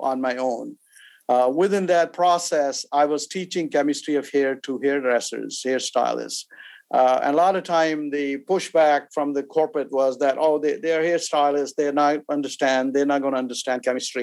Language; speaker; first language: English; non-native, local second language; Urdu